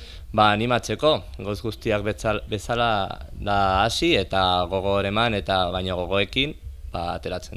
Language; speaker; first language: Basque; non-native, local second language; Spanish